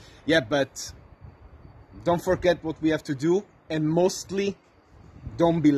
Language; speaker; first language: English; non-native, fluent; Italian